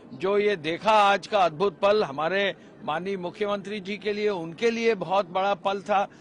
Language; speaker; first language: Hindi; native; Hindi